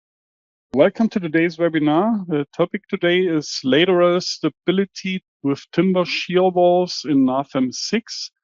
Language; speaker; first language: English; non-native, fluent; German